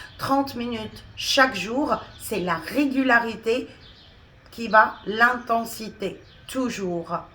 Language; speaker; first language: French; non-native, local second language; Arabic